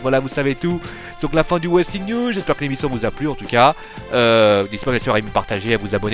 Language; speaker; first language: French; native; French